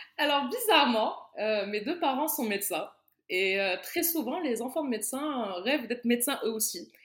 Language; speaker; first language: French; non-native, local second language; Arabic